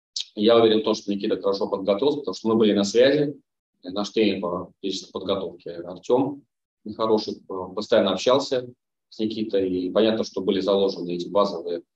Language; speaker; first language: Russian; native; Russian